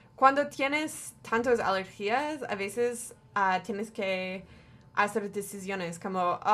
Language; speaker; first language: Spanish; non-native, learner; English